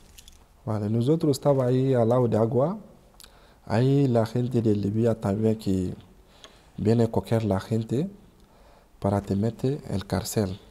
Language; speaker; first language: Spanish; non-native, learner; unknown